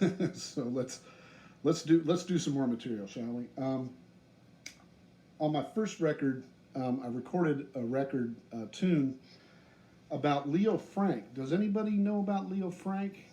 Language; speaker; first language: English; native; English